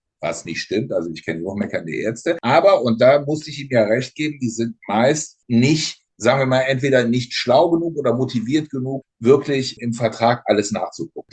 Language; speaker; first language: German; native; German